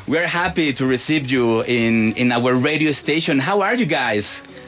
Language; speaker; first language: English; non-native, fluent; Spanish